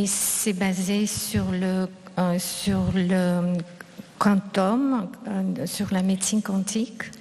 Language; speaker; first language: French; non-native, fluent; Russian